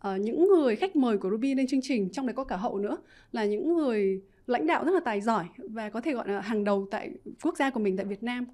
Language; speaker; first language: Vietnamese; native; Vietnamese